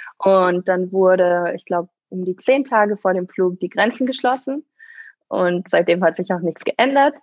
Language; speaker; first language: German; native; German